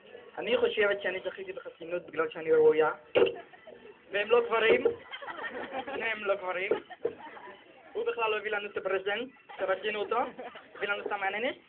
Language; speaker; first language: Hebrew; native; Hebrew